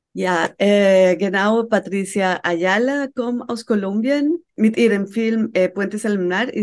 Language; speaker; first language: German; non-native, fluent; Spanish